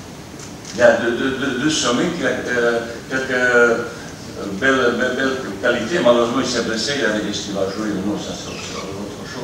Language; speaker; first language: French; non-native, fluent; Bosnian